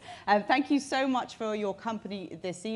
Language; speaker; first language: English; native; English